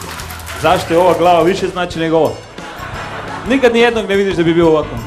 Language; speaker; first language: Croatian; native; Croatian